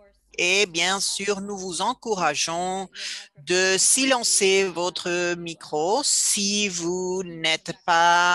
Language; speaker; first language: French; non-native, fluent; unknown